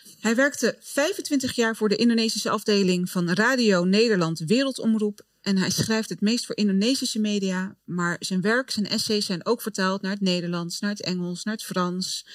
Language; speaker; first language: Dutch; early bilingual, other home language; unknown